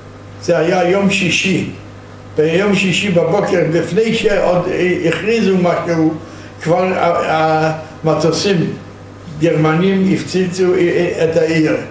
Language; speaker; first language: Hebrew; non-native, fluent; Yiddish